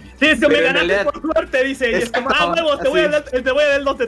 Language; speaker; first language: Spanish; native; Spanish